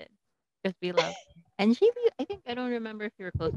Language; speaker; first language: English; non-native, local second language; Filipino